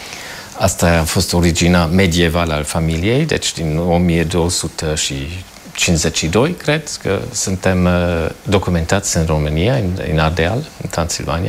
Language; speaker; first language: Romanian; non-native, fluent; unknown